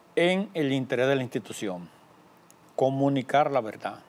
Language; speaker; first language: Spanish; native; Spanish